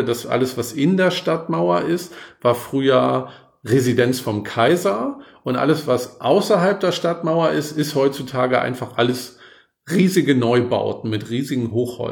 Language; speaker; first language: German; native; German